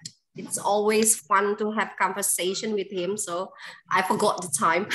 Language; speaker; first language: English; non-native, fluent; Indonesian